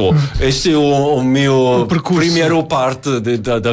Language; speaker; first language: Portuguese; non-native, learner; German